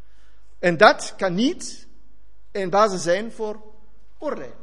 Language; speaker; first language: German; non-native, learner; Dutch